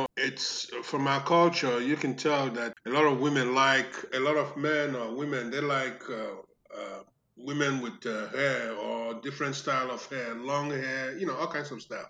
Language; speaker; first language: English; non-native, local second language; Igbo